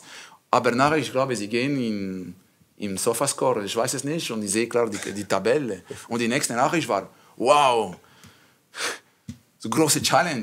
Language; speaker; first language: German; non-native, learner; French